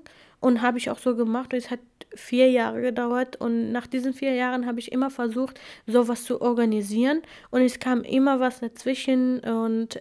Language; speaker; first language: German; non-native, fluent; Kurdish